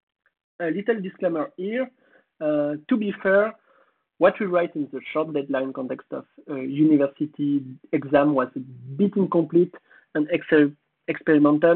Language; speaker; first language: English; non-native, fluent; French